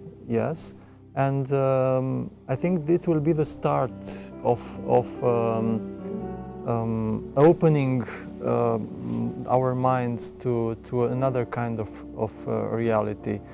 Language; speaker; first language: English; non-native, fluent; Romanian